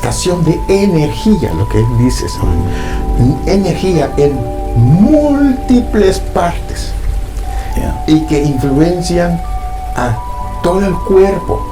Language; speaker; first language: Spanish; non-native, fluent; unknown